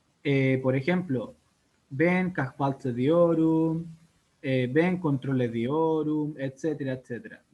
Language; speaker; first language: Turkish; non-native, learner; Spanish